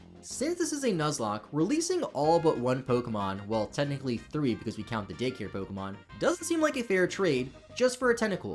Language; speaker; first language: English; native; English